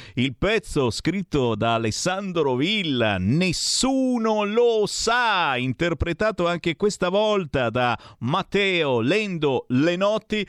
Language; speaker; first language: Italian; native; Italian